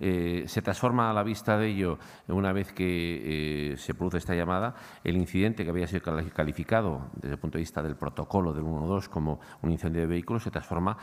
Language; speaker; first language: Spanish; native; Spanish